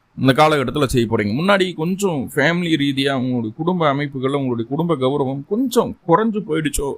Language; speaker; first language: Tamil; native; Tamil